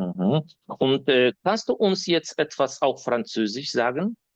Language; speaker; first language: German; non-native, fluent; Polish